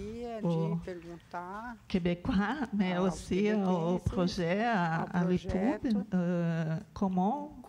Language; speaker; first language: French; non-native, fluent; Portuguese